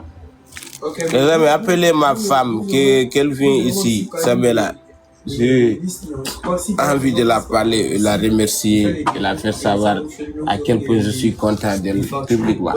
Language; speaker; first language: French; non-native, local second language; Wolof